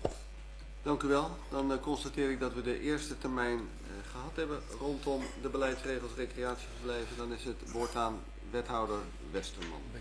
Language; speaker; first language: Dutch; native; Dutch